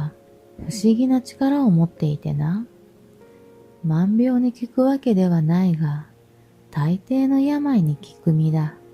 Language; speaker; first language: Japanese; native; Japanese